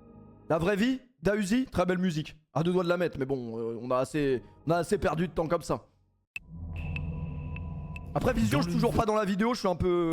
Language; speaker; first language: French; native; French